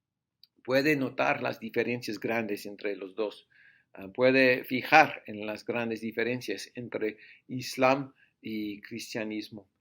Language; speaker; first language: Spanish; non-native, fluent; English